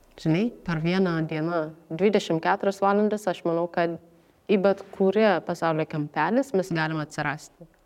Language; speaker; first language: Lithuanian; non-native, fluent; Amharic